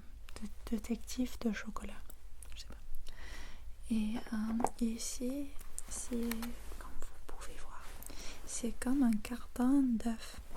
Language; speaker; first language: French; non-native, fluent; English